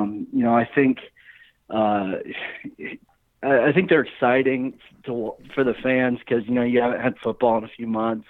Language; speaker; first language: English; native; English